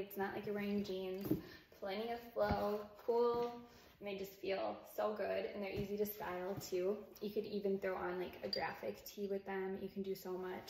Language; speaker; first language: English; native; English